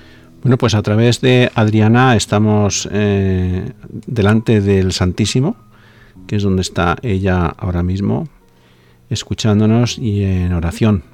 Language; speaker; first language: Spanish; native; Spanish